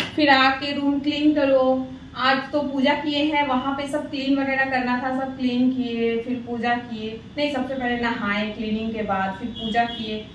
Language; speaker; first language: Hindi; native; Hindi